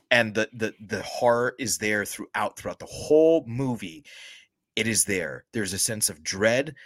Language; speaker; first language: English; native; English